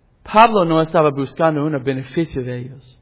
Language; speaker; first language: Spanish; non-native, learner; English